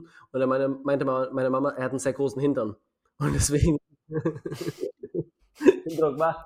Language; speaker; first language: German; native; German